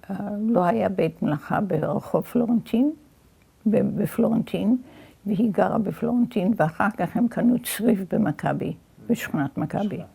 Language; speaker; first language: Hebrew; early bilingual, other home language; Yiddish